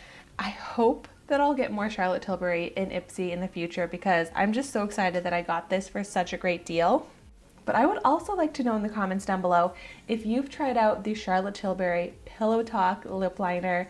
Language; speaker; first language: English; native; English